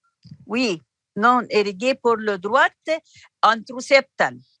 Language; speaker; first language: French; non-native, learner; Arabic